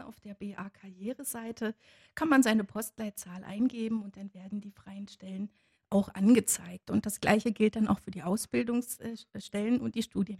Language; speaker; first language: German; native; German